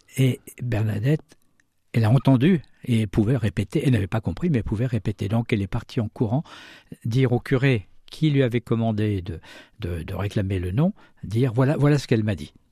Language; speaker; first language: French; native; French